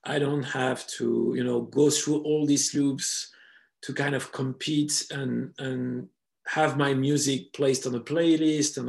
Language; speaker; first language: English; non-native, fluent; French